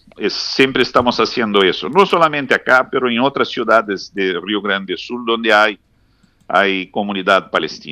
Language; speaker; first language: Spanish; non-native, fluent; Portuguese